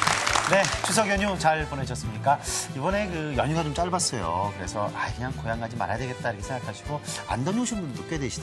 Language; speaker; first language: Korean; native; Korean